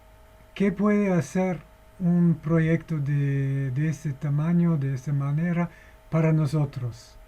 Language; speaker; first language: Spanish; non-native, fluent; English